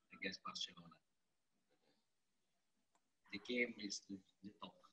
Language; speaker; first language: English; non-native, learner; Italian